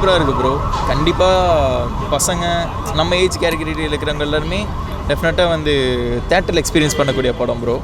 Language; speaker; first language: Tamil; non-native, local second language; Malayalam